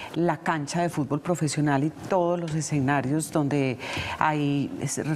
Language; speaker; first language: Spanish; native; Spanish